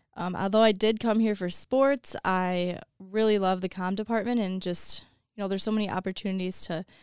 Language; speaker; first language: English; native; English